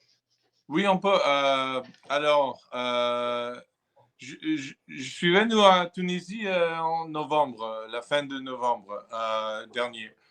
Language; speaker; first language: French; non-native, fluent; English